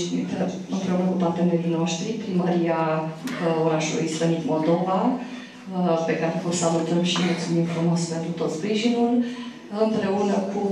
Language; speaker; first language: Romanian; native; Romanian